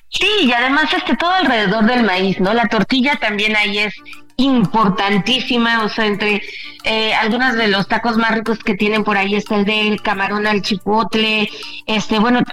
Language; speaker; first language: Spanish; native; Spanish